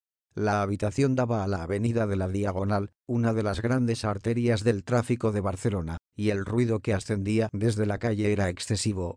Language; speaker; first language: Spanish; native; Spanish